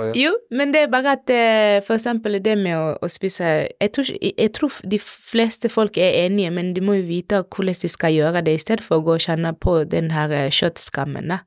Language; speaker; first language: Norwegian; non-native, fluent; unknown